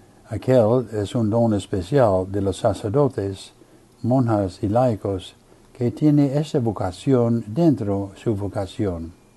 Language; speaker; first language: Spanish; non-native, fluent; English